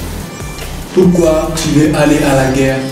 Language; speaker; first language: French; non-native, learner; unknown